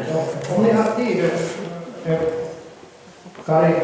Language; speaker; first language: Swedish; non-native, fluent; Finnish